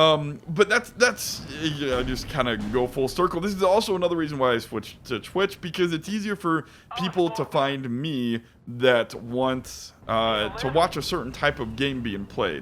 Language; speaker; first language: English; native; English